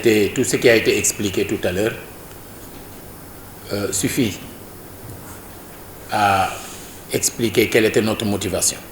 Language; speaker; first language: French; non-native, local second language; Wolof